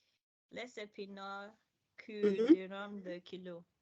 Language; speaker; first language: French; non-native, learner; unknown